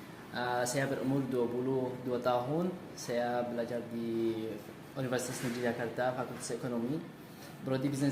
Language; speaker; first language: Indonesian; non-native, learner; Arabic